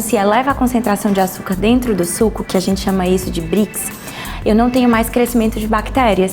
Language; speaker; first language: Portuguese; native; Portuguese